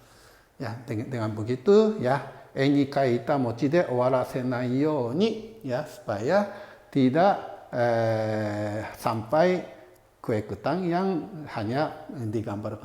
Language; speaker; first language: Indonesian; non-native, fluent; Japanese